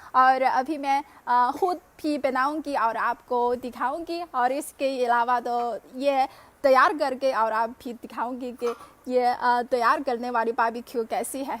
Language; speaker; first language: Urdu; non-native, fluent; Chinese